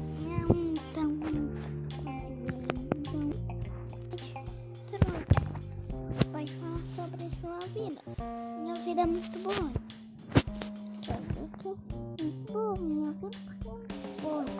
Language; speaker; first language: Portuguese; non-native, learner; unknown